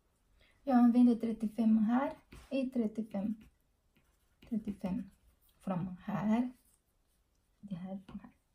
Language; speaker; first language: Swedish; non-native, learner; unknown